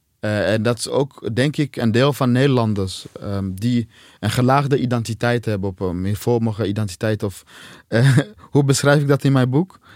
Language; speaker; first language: Dutch; non-native, fluent; Swahili